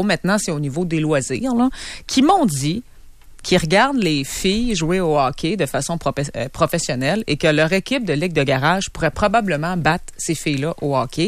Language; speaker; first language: French; native; French